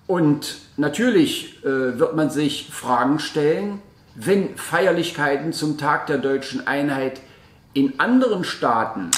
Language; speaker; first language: German; native; German